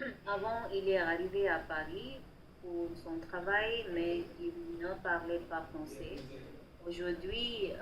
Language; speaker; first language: French; non-native, learner; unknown